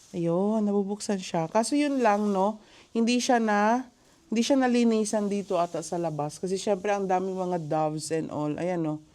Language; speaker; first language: Filipino; native; Filipino